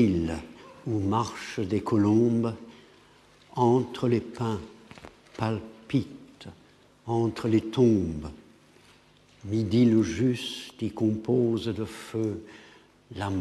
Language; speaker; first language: French; non-native, fluent; English